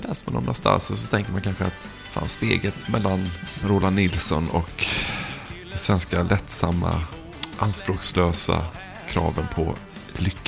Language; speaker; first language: Swedish; native; Swedish